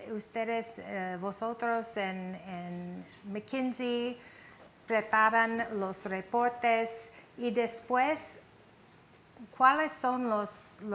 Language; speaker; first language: Spanish; non-native, fluent; English